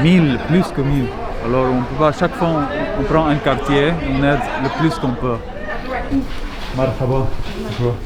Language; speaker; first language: French; non-native, local second language; Arabic